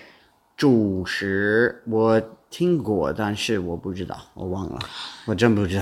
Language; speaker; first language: Chinese; non-native, learner; English